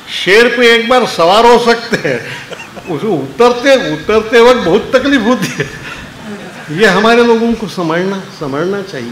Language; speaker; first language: Hindi; non-native, local second language; Marathi